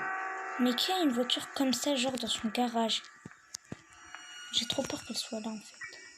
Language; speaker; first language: French; native; French